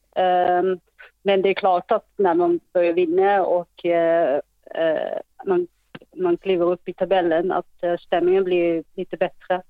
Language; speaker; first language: Swedish; non-native, fluent; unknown